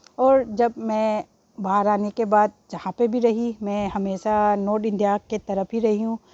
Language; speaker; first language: Hindi; non-native, local second language; Manipuri